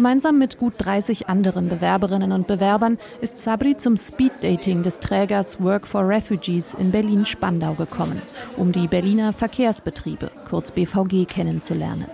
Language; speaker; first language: German; native; German